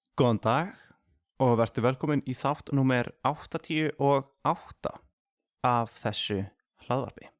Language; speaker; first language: Icelandic; native; Icelandic